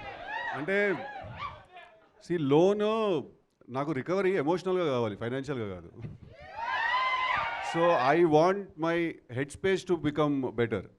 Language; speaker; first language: Telugu; native; Telugu